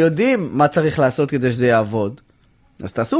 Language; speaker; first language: Hebrew; native; Hebrew